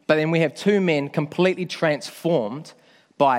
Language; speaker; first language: English; native; English